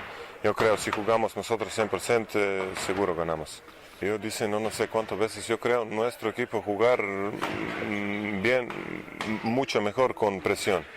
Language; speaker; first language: Spanish; non-native, learner; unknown